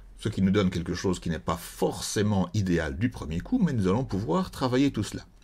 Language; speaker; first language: French; native; French